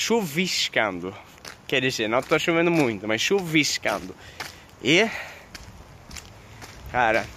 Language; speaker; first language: Portuguese; non-native, fluent; Swedish